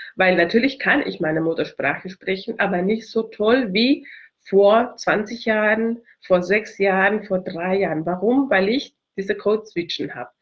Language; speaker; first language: German; non-native, fluent; Spanish